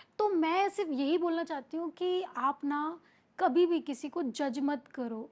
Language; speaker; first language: Hindi; native; Hindi